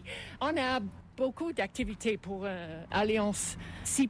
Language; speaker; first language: French; non-native, local second language; English